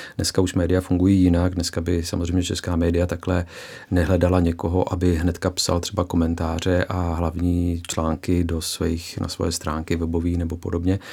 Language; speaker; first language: Czech; early bilingual, heritage; Czech